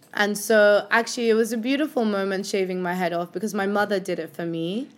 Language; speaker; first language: English; non-native, local second language; Yoruba